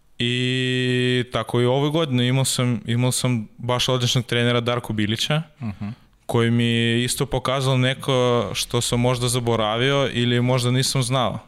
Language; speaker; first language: Serbian; non-native, learner; Russian